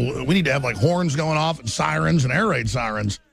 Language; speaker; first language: English; native; English